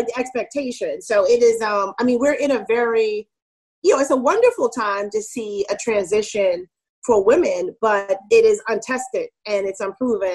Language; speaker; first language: English; native; English